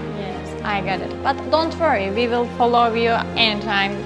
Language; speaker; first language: English; non-native, learner; Turkish